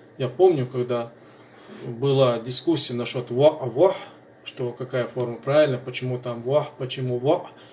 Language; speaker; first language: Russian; non-native, local second language; Chechen